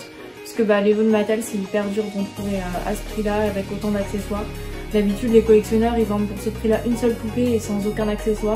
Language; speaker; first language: French; native; French